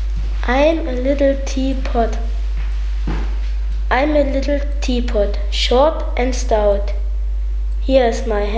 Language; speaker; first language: English; non-native, learner; German